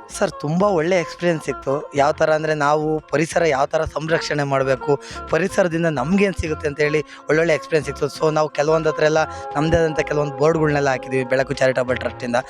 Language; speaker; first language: Kannada; native; Kannada